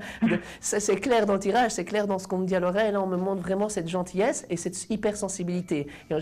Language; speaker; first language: French; native; French